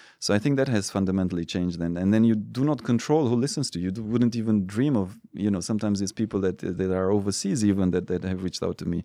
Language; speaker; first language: English; non-native, fluent; Romanian